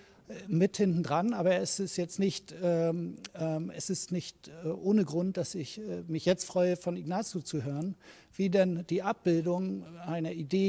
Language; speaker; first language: German; native; German